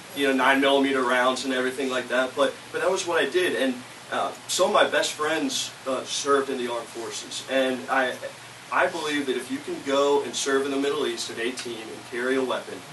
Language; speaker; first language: English; native; English